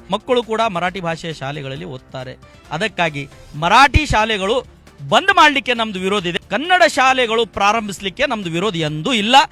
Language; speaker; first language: Kannada; non-native, local second language; Marathi